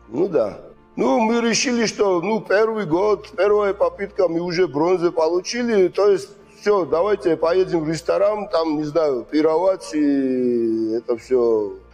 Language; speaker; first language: Russian; non-native, fluent; Georgian